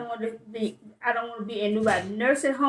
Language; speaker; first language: English; native; English